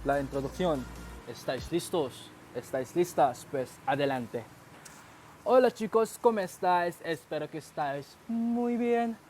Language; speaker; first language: Spanish; non-native, learner; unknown